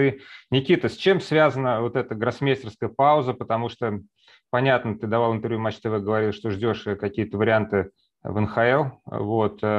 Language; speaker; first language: Russian; native; Russian